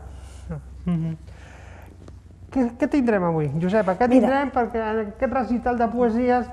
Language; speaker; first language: Catalan; native; Catalan